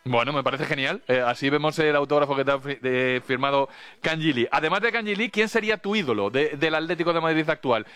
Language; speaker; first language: Spanish; native; Spanish